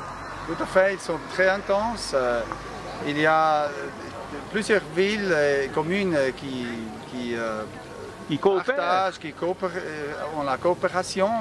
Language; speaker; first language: French; non-native, local second language; German